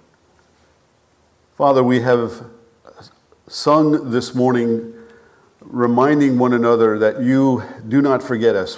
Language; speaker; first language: English; native; English